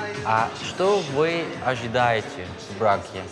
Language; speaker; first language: Russian; non-native, fluent; Dutch